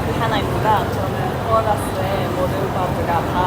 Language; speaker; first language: Korean; non-native, learner; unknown